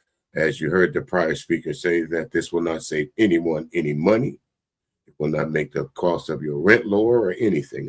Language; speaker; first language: English; native; English